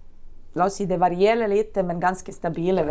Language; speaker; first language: Norwegian; non-native, fluent; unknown